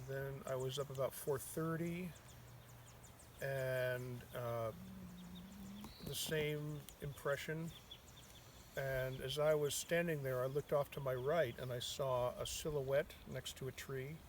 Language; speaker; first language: English; native; English